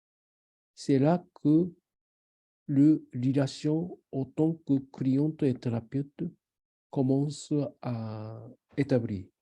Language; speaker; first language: French; non-native, learner; Japanese